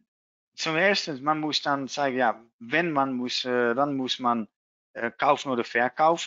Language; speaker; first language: German; non-native, learner; Dutch